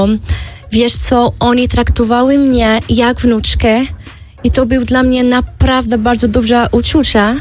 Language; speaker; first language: Polish; non-native, learner; Arabic